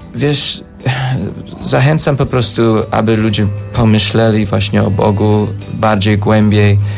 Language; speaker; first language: Polish; early bilingual, heritage; Polish